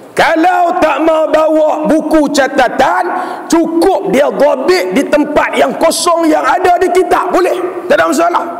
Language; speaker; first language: Malay; native; Malay